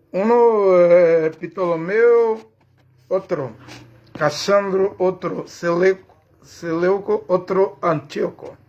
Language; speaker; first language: Spanish; non-native, learner; Portuguese